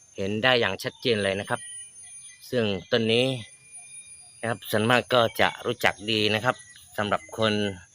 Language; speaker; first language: Thai; non-native, local second language; Malay